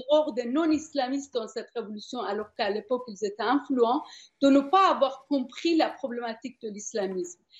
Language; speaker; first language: French; non-native, fluent; Persian